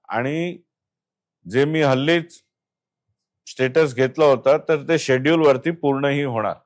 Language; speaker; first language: Marathi; non-native, local second language; Gujarati